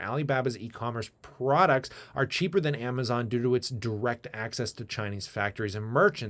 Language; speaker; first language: English; native; English